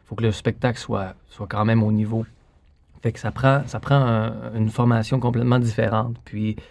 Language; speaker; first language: French; native; French